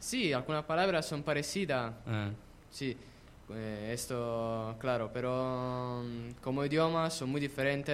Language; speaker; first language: Spanish; non-native, learner; Italian